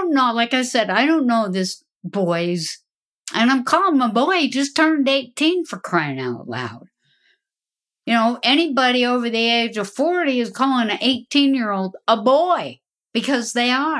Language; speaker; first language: English; native; English